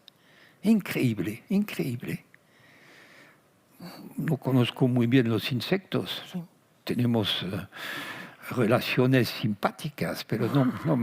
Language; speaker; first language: Spanish; non-native, fluent; French